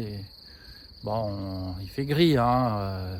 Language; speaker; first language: French; native; French